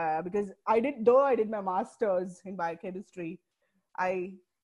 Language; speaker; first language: English; non-native, local second language; Malayalam